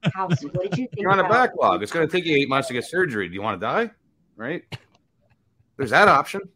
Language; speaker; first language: English; native; English